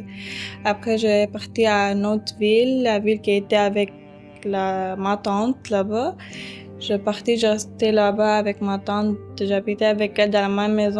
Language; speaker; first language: French; early bilingual, other home language; Arabic